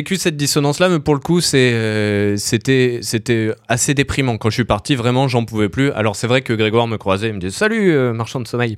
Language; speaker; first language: French; native; French